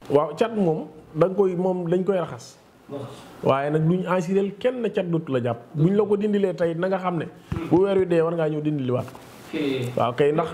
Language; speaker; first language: Wolof; native; Wolof